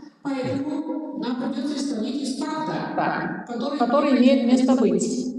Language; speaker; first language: Russian; native; Russian